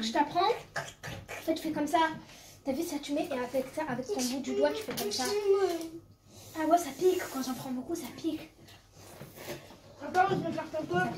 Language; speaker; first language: French; native; French